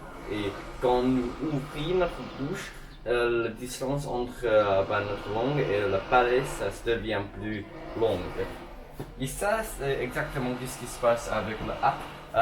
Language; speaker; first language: French; non-native, learner; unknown